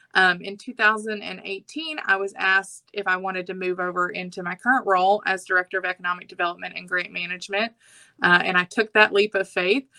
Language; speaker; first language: English; native; English